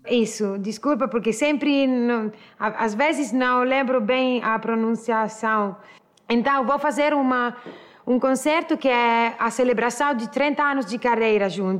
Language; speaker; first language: Portuguese; non-native, learner; Italian